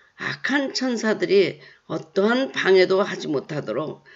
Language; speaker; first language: Korean; native; Korean